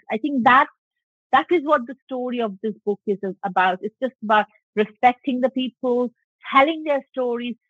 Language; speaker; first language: English; non-native, local second language; Punjabi